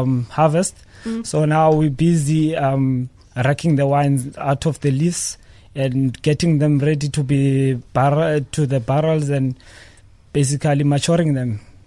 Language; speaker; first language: English; non-native, local second language; Xhosa